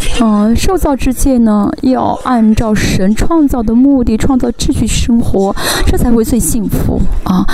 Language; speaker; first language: Chinese; non-native, fluent; Korean